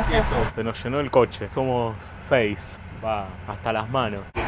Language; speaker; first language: Spanish; native; Spanish